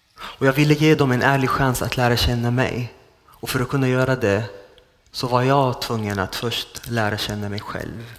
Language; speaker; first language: Swedish; non-native, fluent; Arabic